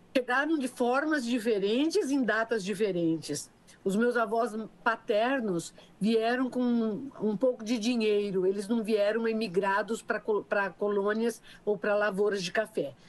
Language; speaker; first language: Portuguese; native; Portuguese